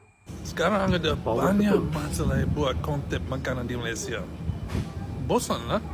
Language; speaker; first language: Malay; non-native, learner; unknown